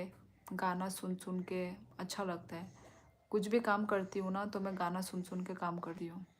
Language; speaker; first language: Hindi; non-native, local second language; Kok Borok